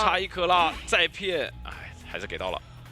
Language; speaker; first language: Chinese; native; Chinese